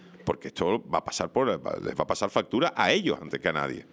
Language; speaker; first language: Spanish; native; Spanish